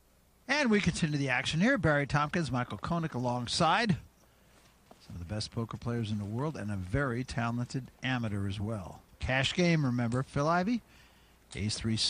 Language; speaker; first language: English; native; English